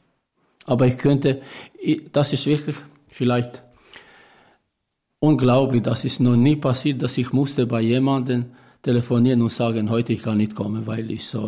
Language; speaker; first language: German; non-native, learner; Albanian